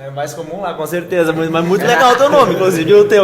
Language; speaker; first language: Portuguese; native; Portuguese